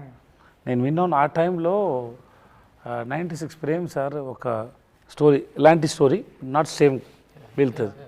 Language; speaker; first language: Telugu; non-native, learner; Tamil